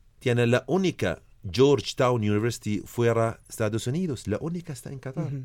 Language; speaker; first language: Spanish; non-native, learner; Arabic